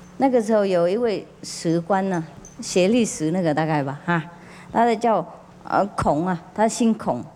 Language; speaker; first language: Chinese; non-native, fluent; Vietnamese